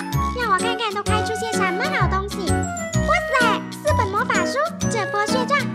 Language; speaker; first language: Chinese; native; Chinese